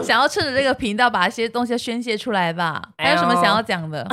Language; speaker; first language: Chinese; native; Chinese